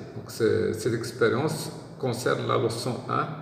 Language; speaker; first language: French; non-native, local second language; Arabic